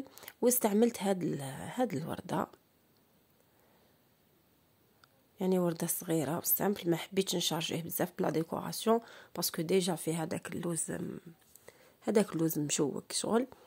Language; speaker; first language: Arabic; native; Arabic